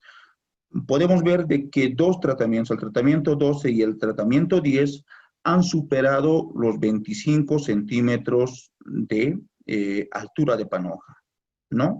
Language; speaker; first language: Spanish; native; Spanish